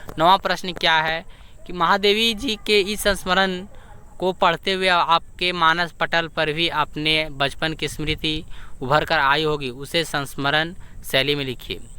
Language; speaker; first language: Hindi; native; Hindi